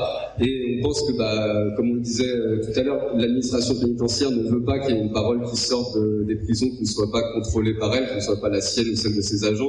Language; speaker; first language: French; native; French